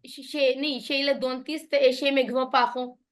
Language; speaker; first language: French; non-native, fluent; Punjabi